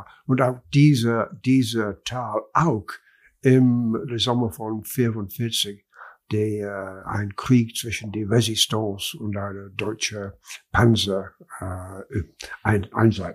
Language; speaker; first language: German; non-native, learner; English